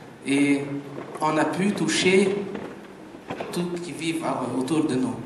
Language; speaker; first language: French; non-native, fluent; Arabic